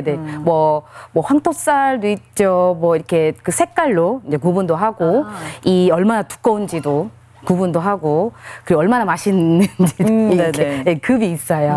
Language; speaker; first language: Korean; non-native, fluent; Filipino